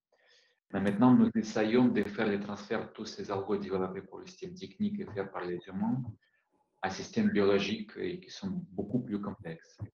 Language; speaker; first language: French; non-native, fluent; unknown